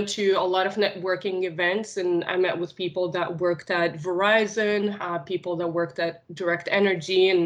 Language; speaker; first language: English; non-native, fluent; Arabic